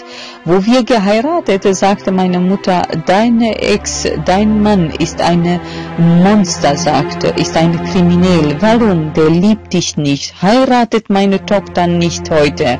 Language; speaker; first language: German; non-native, fluent; Albanian